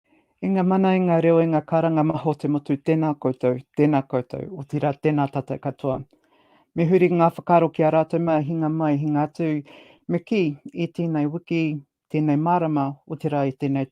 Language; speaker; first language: Māori; non-native, local second language; English